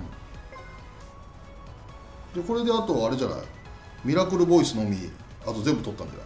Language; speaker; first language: Japanese; native; Japanese